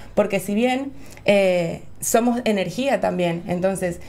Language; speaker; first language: Spanish; native; Spanish